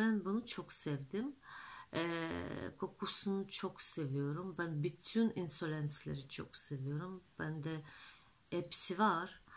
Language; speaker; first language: Turkish; non-native, fluent; Russian